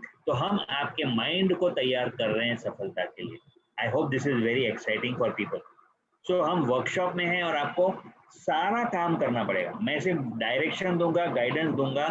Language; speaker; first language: Hindi; native; Hindi